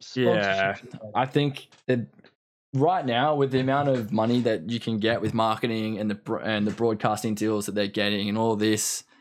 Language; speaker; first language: English; native; English